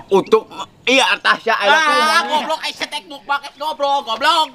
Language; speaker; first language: Indonesian; non-native, local second language; Sundanese